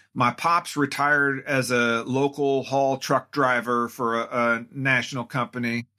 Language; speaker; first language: English; native; English